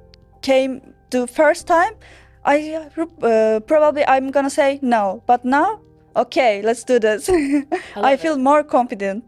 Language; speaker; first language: English; non-native, learner; Turkish